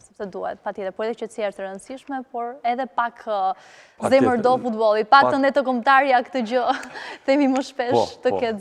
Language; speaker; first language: Albanian; native; Albanian